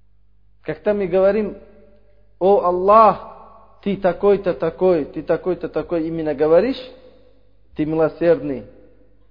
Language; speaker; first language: Russian; non-native, learner; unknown